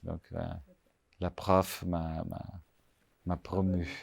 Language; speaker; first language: French; non-native, fluent; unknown